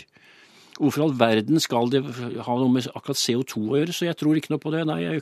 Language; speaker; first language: Norwegian; native; Norwegian